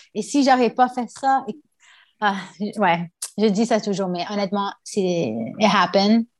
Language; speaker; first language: French; non-native, local second language; English